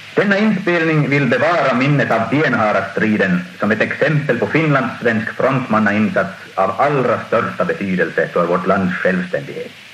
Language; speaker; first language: Swedish; native; Swedish